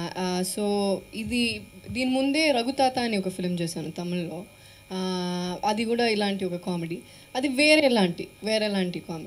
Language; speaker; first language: Telugu; non-native, fluent; Malayalam